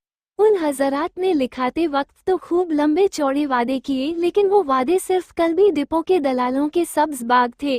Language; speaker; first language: Hindi; native; Hindi